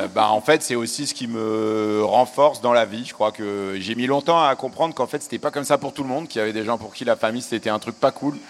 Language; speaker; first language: French; early bilingual, other home language; Arabic